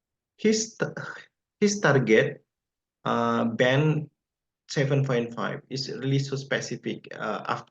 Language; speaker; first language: English; non-native, fluent; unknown